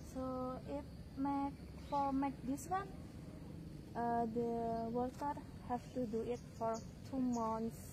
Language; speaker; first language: English; non-native, learner; Javanese